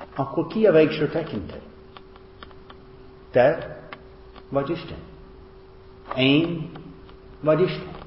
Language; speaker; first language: Hungarian; non-native, fluent; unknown